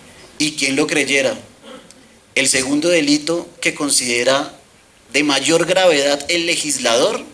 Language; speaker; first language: Spanish; native; Spanish